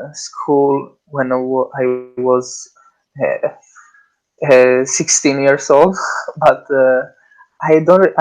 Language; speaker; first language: English; non-native, learner; Italian